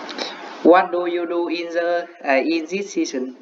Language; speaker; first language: English; non-native, learner; Vietnamese